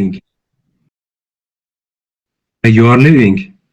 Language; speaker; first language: English; non-native, learner; Turkish